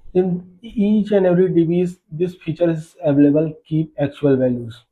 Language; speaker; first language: English; non-native, local second language; Hindi